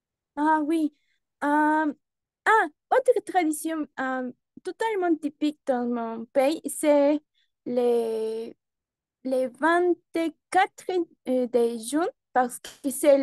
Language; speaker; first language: French; non-native, learner; Spanish